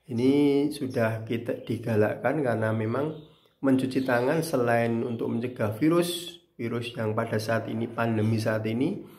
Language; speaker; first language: Indonesian; native; Indonesian